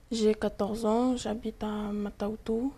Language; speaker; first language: French; non-native, local second language; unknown